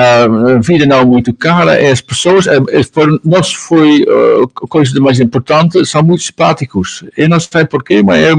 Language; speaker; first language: Portuguese; non-native, learner; Dutch